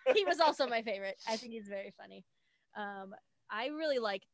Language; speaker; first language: English; native; English